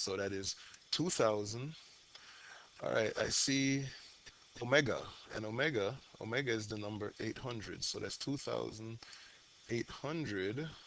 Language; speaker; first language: English; native; English